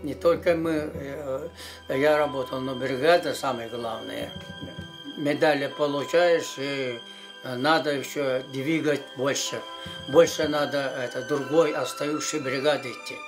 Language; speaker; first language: Russian; non-native, local second language; Yakut